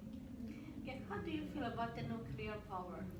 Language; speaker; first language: English; non-native, learner; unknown